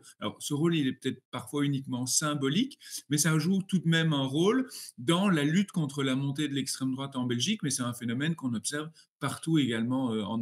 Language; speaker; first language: French; native; French